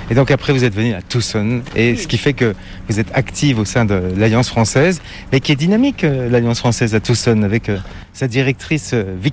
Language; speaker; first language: French; native; French